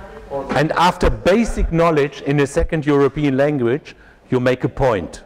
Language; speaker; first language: English; non-native, fluent; German